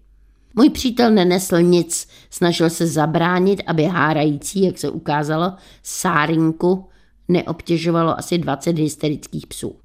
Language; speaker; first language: Czech; native; Czech